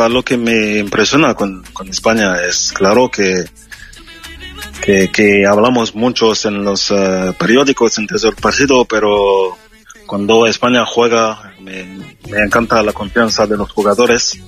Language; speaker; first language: Spanish; non-native, fluent; French